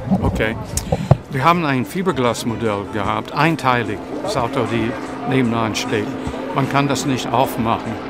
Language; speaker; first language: German; non-native, fluent; English